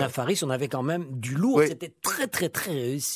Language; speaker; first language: French; native; French